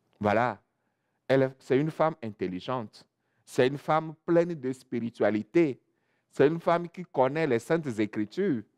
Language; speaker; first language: French; non-native, local second language; Ewe